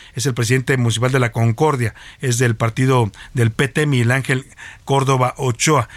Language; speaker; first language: Spanish; native; Spanish